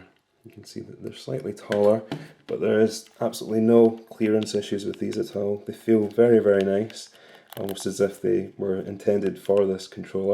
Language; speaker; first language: English; native; English